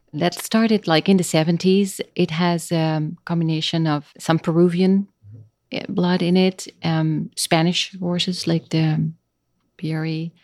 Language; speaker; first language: English; non-native, fluent; Dutch